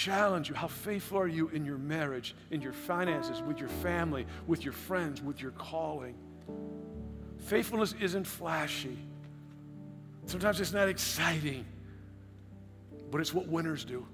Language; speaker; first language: English; native; English